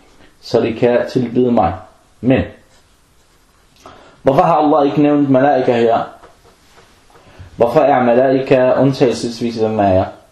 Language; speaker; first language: Danish; non-native, fluent; Arabic